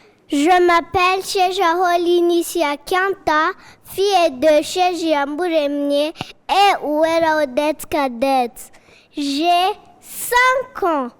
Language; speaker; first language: French; non-native, learner; Kinyarwanda